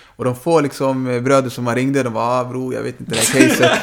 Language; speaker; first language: Swedish; native; Swedish